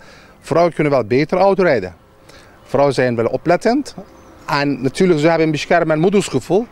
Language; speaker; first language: Dutch; non-native, learner; Turkish